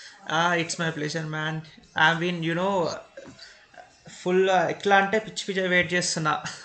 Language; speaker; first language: English; non-native, local second language; Telugu